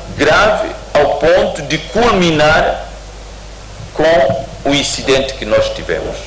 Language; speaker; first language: Portuguese; native; Portuguese